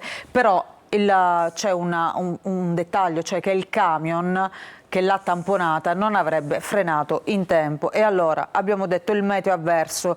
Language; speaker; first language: Italian; native; Italian